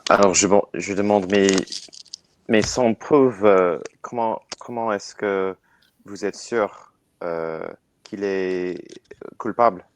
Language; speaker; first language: French; non-native, learner; English